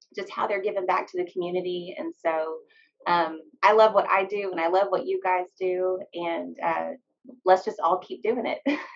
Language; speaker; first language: English; native; English